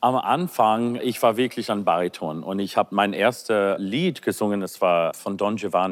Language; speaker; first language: German; non-native, learner; English